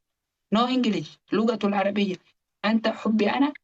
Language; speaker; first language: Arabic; non-native, learner; Oromo